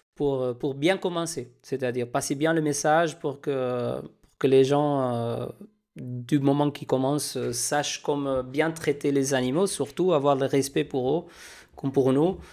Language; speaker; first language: French; non-native, fluent; Spanish